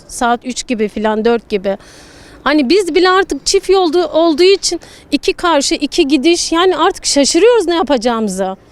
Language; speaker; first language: Turkish; native; Turkish